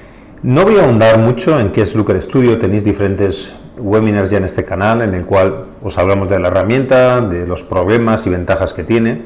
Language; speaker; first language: Spanish; native; Spanish